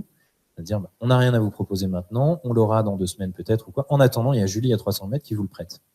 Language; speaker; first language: French; native; French